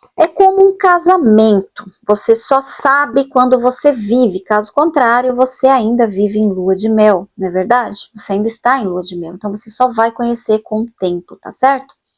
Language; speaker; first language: Portuguese; native; Portuguese